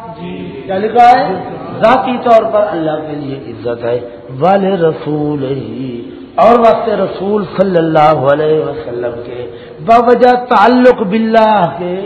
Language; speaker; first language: Urdu; non-native, local second language; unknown